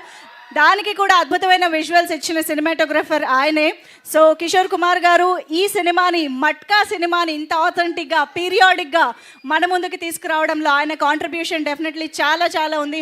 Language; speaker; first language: Telugu; native; Telugu